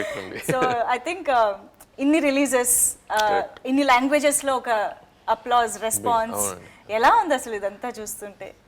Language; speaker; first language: Telugu; native; Telugu